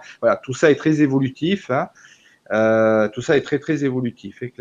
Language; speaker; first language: French; native; French